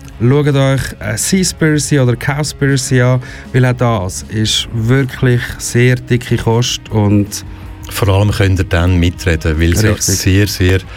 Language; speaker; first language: German; native; German